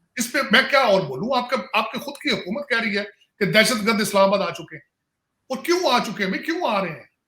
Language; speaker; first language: Urdu; non-native, local second language; Punjabi